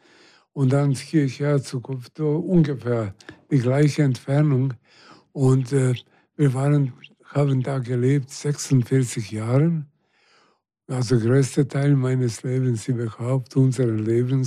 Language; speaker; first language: German; non-native, fluent; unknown